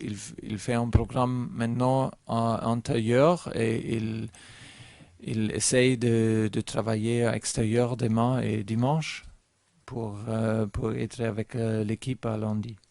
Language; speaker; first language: French; non-native, learner; German